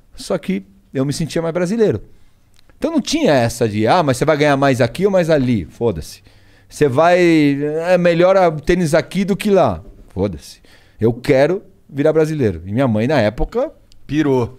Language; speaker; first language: Portuguese; early bilingual, other home language; Spanish